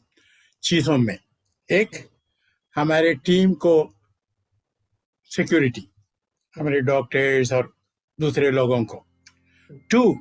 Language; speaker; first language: Hindi; non-native, local second language; Malayalam